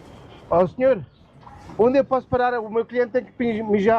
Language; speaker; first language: Portuguese; non-native, learner; German